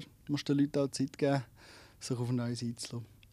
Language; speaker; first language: German; native; German